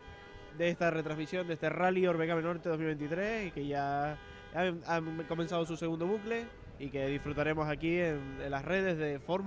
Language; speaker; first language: Spanish; native; Spanish